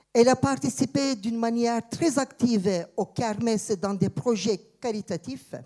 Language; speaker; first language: French; non-native, fluent; Turkish